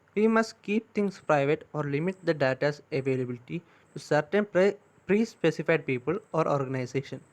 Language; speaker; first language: English; non-native, local second language; Malayalam